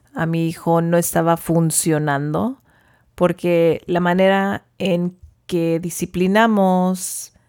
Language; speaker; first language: Spanish; early bilingual, heritage; Spanish